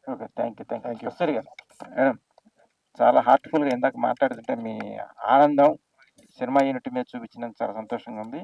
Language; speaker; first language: Telugu; native; Telugu